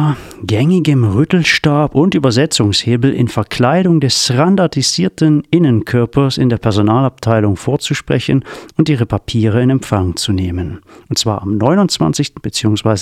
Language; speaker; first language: German; native; German